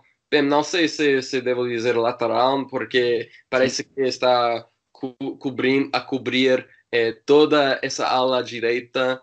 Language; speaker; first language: Portuguese; non-native, learner; English